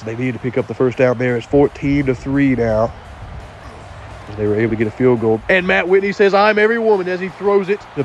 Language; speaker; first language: English; native; English